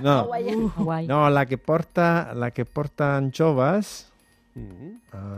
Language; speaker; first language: Catalan; non-native, fluent; Italian